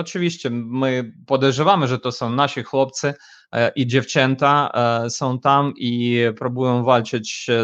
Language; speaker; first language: Polish; non-native, fluent; Ukrainian